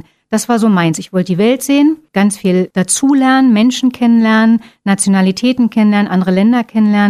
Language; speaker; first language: German; native; German